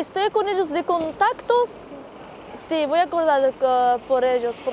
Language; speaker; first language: Spanish; non-native, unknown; Arabic